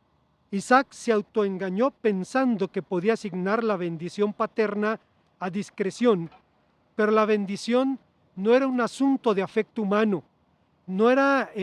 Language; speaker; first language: Spanish; native; Spanish